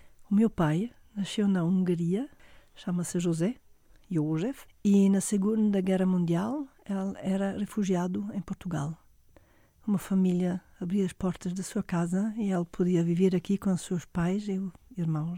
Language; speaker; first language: Portuguese; non-native, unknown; German